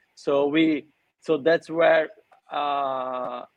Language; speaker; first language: English; non-native, fluent; Portuguese